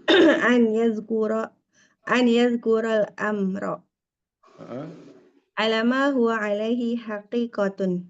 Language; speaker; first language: Arabic; non-native, learner; Indonesian